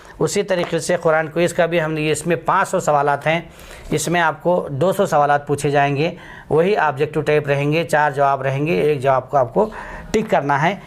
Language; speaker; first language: Urdu; native; Urdu